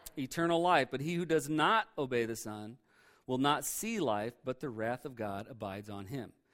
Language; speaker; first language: English; native; English